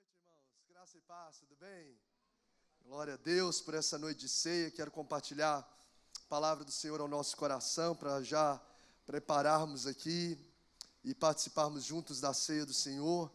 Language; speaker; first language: Portuguese; native; Portuguese